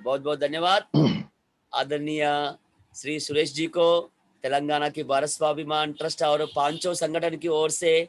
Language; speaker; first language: Hindi; non-native, local second language; Telugu